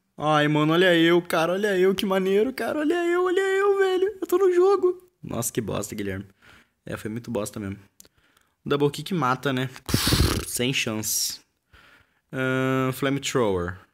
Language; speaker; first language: Portuguese; native; Portuguese